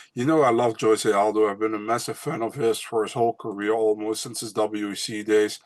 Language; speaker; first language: English; non-native, fluent; Dutch